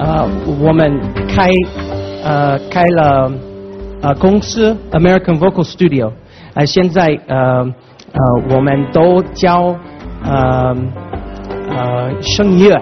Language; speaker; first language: Chinese; non-native, fluent; English